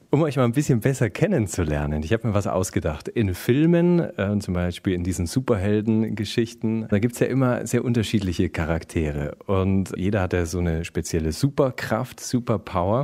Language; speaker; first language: German; native; German